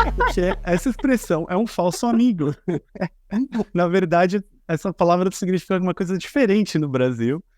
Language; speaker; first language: Portuguese; native; Portuguese